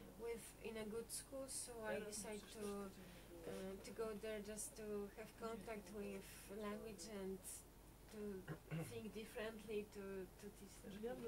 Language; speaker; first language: English; non-native, fluent; Polish